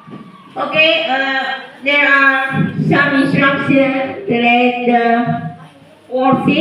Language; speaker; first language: English; non-native, learner; Indonesian